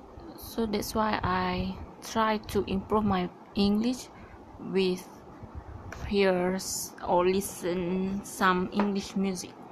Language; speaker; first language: English; non-native, learner; Malay